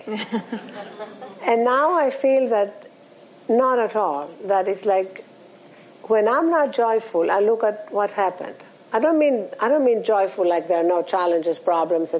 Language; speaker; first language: English; non-native, fluent; Greek